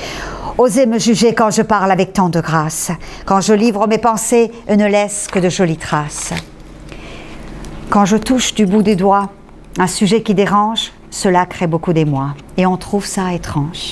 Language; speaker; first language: French; non-native, fluent; Persian